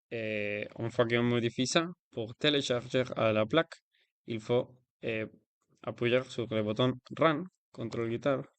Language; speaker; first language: French; non-native, learner; Spanish